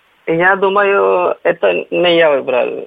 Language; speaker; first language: Russian; non-native, fluent; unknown